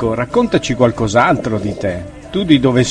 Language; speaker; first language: Italian; native; Italian